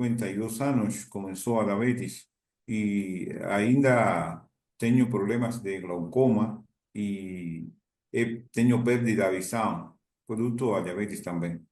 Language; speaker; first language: Portuguese; non-native, learner; Spanish